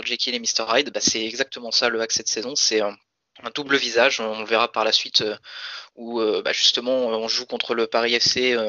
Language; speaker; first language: French; native; French